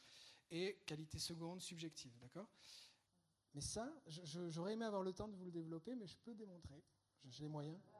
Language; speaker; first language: French; native; French